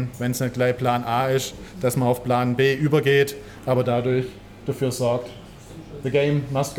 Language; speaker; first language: German; native; German